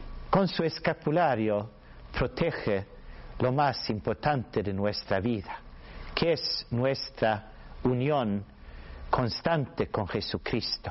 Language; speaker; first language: Spanish; non-native, learner; Swedish